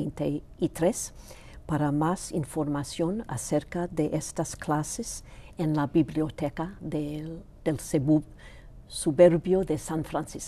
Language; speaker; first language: Spanish; non-native, local second language; Greek